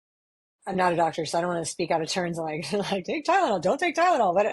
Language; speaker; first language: English; native; English